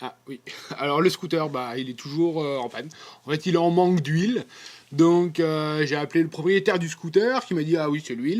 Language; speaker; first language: French; native; French